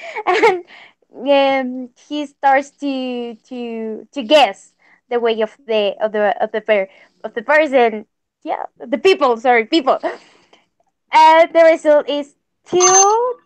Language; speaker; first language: English; non-native, learner; Spanish